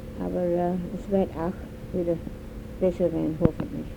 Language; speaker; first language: German; early bilingual, heritage; German